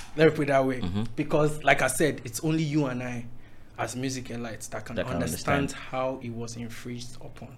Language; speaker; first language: English; non-native, local second language; Yoruba